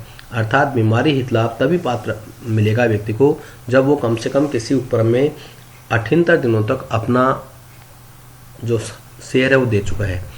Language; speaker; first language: Hindi; native; Hindi